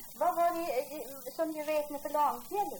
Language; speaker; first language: Swedish; native; Swedish